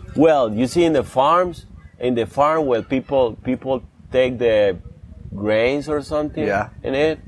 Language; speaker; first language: English; early bilingual, other home language; Spanish